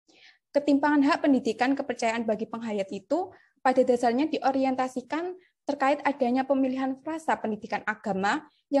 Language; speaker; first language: Indonesian; native; Indonesian